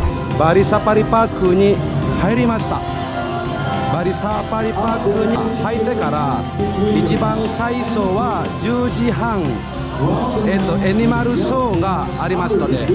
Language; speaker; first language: Japanese; non-native, fluent; Indonesian